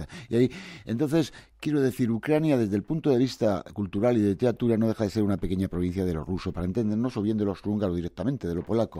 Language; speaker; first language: Spanish; native; Spanish